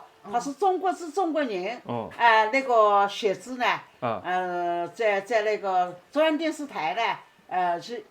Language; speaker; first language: Chinese; native; Chinese